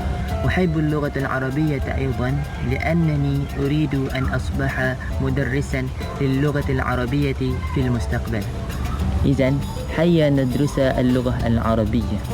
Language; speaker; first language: Arabic; non-native, learner; Malay